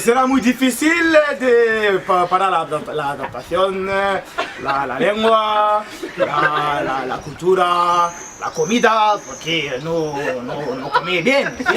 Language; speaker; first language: Spanish; non-native, learner; French